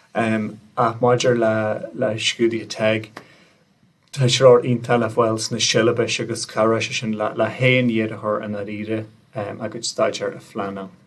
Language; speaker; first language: Irish; native; Irish